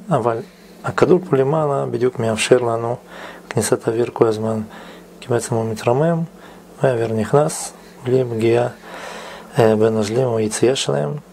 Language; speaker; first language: Hebrew; non-native, fluent; Russian